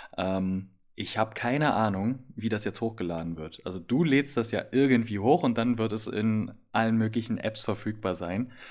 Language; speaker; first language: German; native; German